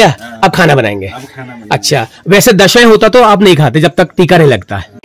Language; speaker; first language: Hindi; native; Hindi